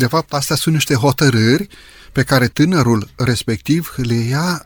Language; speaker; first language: Romanian; native; Romanian